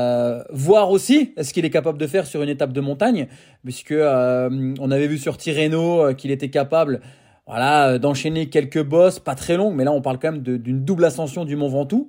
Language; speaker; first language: French; native; French